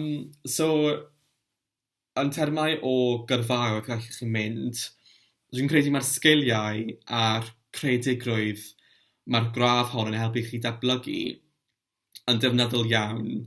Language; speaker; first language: Welsh; non-native, local second language; English